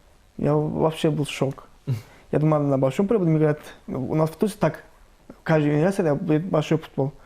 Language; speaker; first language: Russian; non-native, learner; Turkish